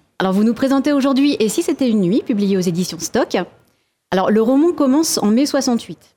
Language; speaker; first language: French; native; French